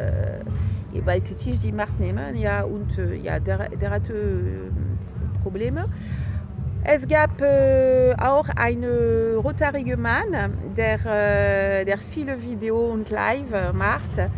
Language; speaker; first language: German; non-native, fluent; French